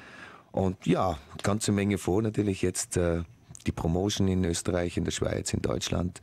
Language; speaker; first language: German; native; German